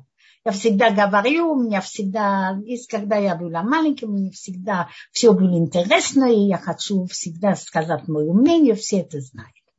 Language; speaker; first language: Russian; early bilingual, heritage; Russian